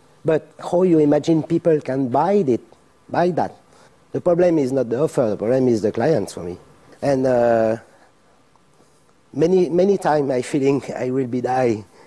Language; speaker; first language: English; non-native, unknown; French